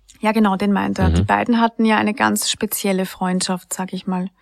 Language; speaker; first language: German; native; German